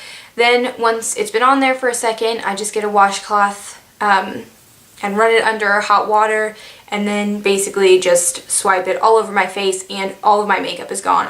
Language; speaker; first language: English; native; English